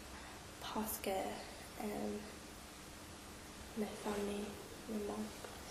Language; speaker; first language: French; non-native, learner; English